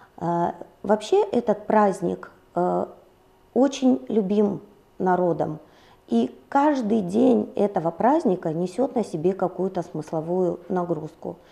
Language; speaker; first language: Russian; native; Russian